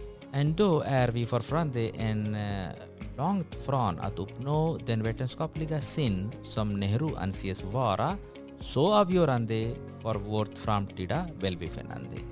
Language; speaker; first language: Swedish; non-native, fluent; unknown